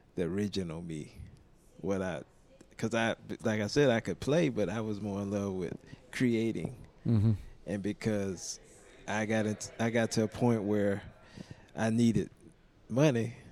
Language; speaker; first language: English; native; English